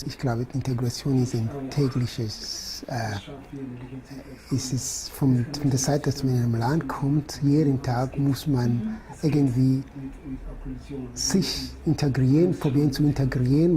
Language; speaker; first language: German; non-native, fluent; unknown